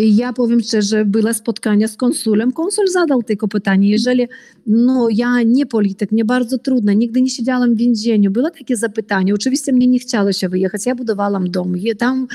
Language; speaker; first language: Polish; early bilingual, heritage; Polish